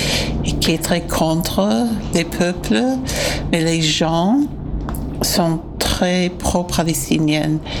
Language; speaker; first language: French; non-native, fluent; English